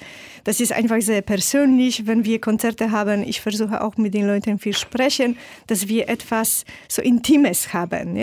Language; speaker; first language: German; non-native, fluent; Polish